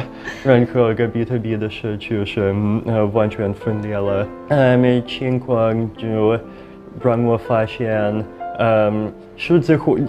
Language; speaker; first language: Chinese; non-native, fluent; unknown